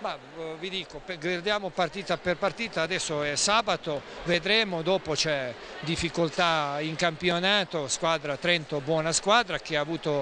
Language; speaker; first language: Italian; non-native, fluent; Serbian